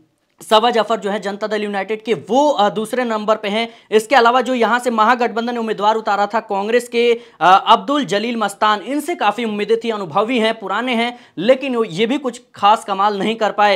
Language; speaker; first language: Hindi; native; Hindi